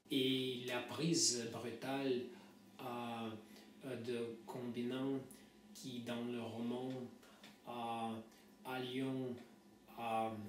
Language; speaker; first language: French; non-native, fluent; Russian